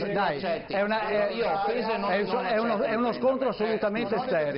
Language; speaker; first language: Italian; native; Italian